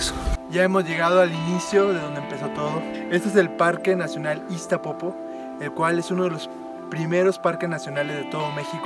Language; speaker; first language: Spanish; native; Spanish